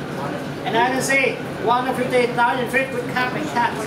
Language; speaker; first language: English; non-native, learner; Vietnamese